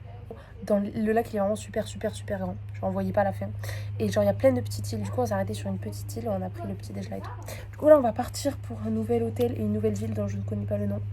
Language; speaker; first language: French; native; French